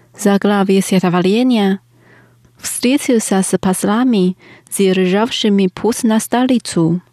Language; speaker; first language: Russian; non-native, fluent; Chinese